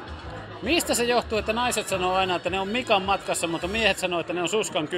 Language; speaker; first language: Finnish; native; Finnish